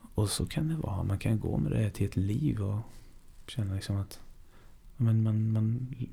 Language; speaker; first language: Swedish; non-native, fluent; Persian